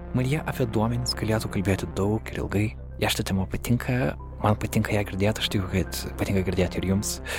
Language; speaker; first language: Lithuanian; native; Lithuanian